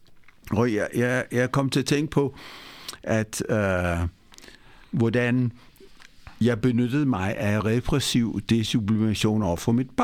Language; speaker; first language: Danish; early bilingual, other home language; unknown